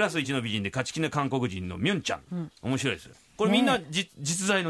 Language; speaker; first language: Japanese; native; Japanese